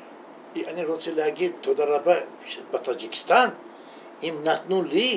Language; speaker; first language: Hebrew; non-native, learner; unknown